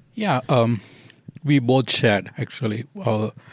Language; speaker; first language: English; non-native, local second language; Sinhala